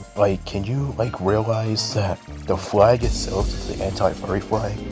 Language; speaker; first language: English; native; English